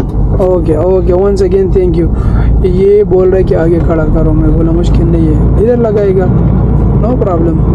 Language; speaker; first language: Hindi; non-native, local second language; Pashto